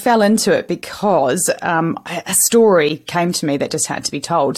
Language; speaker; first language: English; native; English